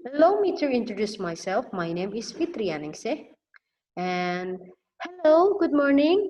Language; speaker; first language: English; non-native, fluent; Indonesian